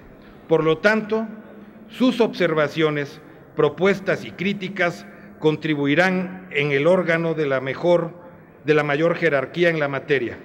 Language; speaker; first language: Spanish; native; Spanish